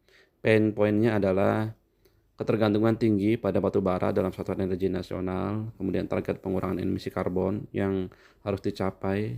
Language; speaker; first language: Indonesian; native; Indonesian